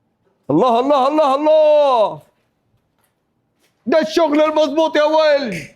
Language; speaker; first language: Arabic; native; Arabic